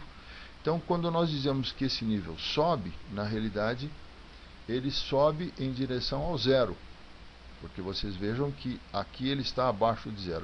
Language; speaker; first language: Portuguese; native; Portuguese